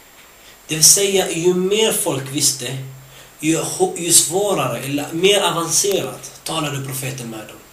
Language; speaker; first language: Swedish; early bilingual, other home language; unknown